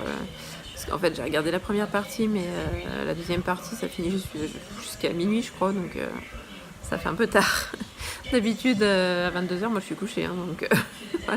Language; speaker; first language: French; native; French